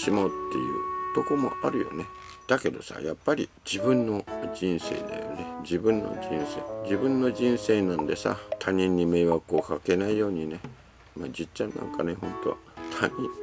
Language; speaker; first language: Japanese; native; Japanese